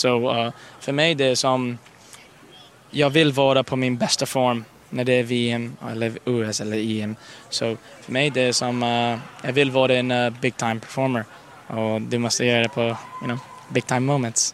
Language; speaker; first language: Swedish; early bilingual, heritage; Swedish